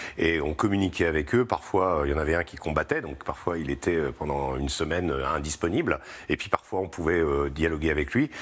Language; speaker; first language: French; native; French